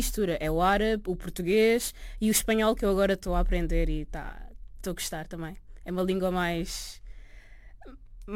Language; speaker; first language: Portuguese; early bilingual, other home language; Arabic